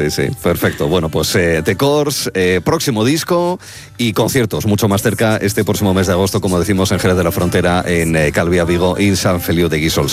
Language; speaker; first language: Spanish; native; Spanish